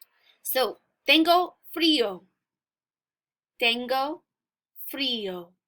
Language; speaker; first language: Spanish; non-native, learner; English